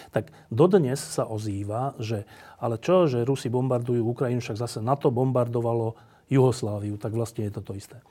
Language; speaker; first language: Slovak; native; Slovak